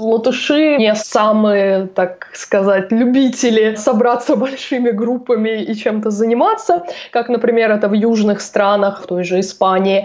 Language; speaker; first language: Russian; native; Russian